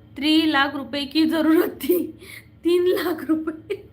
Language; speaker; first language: Hindi; non-native, local second language; Marathi